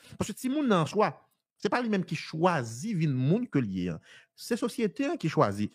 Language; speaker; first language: French; non-native, local second language; Haitian Creole